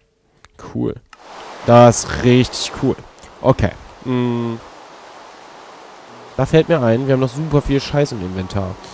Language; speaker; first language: German; native; German